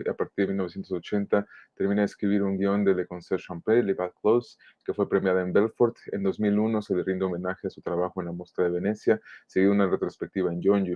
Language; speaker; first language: Spanish; native; Spanish